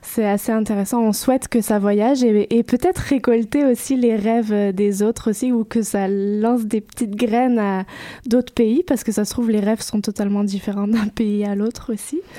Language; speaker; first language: French; native; French